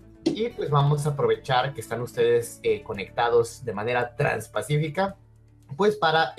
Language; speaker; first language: Spanish; native; Spanish